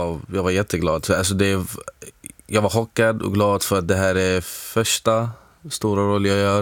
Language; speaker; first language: Swedish; non-native, fluent; Arabic